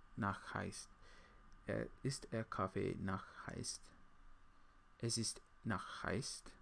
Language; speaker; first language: German; non-native, learner; English